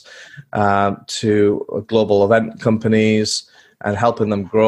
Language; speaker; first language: English; native; English